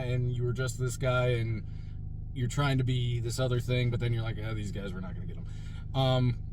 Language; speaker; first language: English; native; English